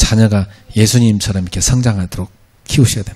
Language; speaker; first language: Korean; native; Korean